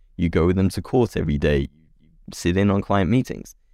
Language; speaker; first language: English; native; English